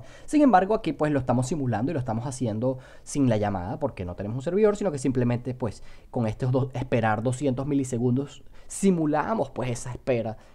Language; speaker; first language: Spanish; native; Spanish